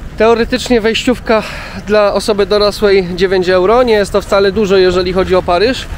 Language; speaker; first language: Polish; native; Polish